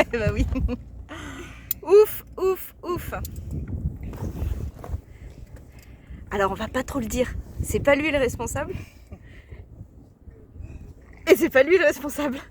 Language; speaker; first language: French; native; French